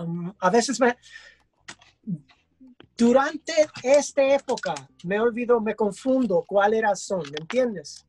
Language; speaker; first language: Spanish; early bilingual, heritage; English